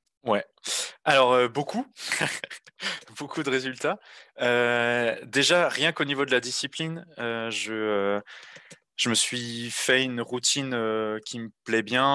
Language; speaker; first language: French; native; French